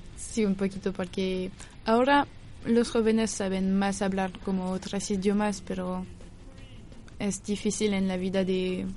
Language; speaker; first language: Spanish; non-native, fluent; French